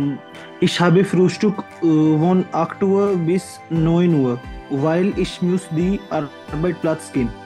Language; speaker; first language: German; non-native, learner; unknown